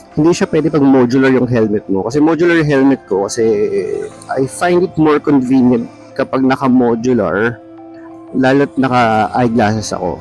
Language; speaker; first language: Filipino; native; Filipino